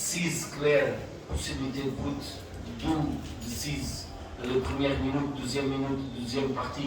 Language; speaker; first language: French; non-native, fluent; Portuguese